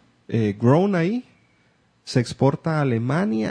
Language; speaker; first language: Spanish; native; Spanish